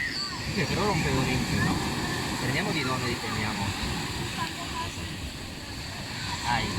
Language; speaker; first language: Italian; native; Italian